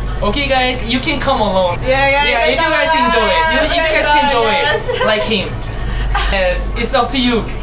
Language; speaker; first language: English; non-native, learner; Korean